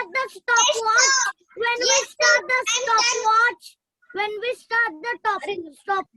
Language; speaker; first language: English; non-native, learner; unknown